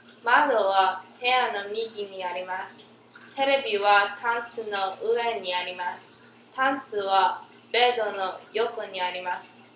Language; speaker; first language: Japanese; non-native, learner; English